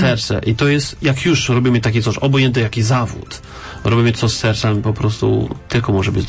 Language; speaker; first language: Polish; non-native, learner; French